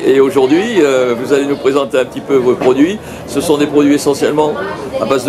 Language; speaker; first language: French; native; French